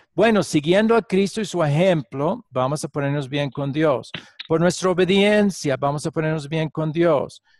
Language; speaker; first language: Spanish; non-native, fluent; English